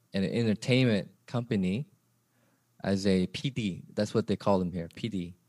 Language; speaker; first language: English; early bilingual, other home language; Korean